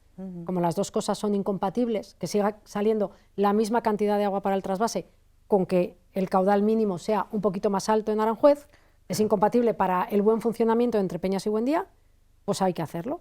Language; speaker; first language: Spanish; native; Spanish